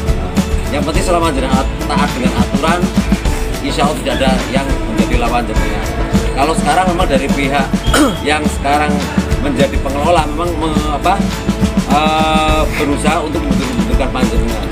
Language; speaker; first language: Indonesian; native; Indonesian